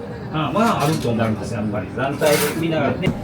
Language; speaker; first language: Japanese; native; Japanese